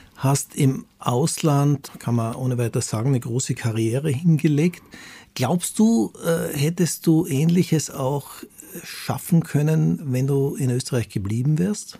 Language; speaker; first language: German; native; German